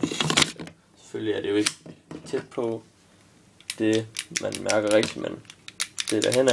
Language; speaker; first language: Danish; native; Danish